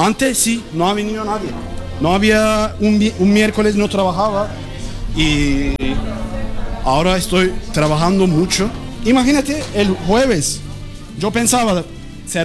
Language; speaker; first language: Spanish; non-native, learner; Turkish